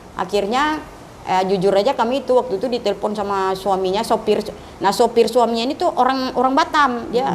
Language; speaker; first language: Indonesian; non-native, local second language; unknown